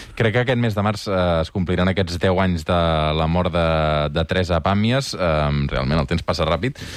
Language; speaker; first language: Catalan; native; Catalan